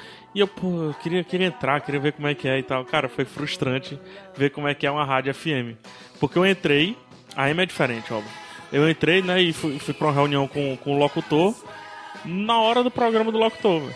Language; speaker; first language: Portuguese; native; Portuguese